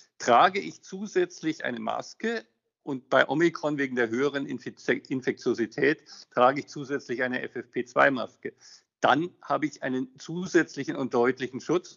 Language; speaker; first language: German; native; German